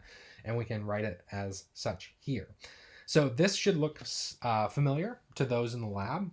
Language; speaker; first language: English; native; English